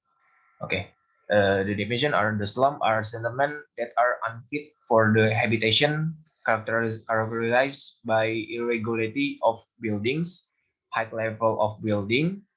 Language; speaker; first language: English; non-native, learner; Indonesian